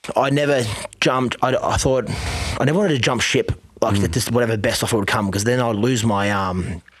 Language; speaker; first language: English; native; English